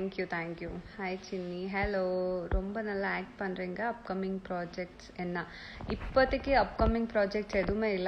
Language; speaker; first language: Tamil; non-native, fluent; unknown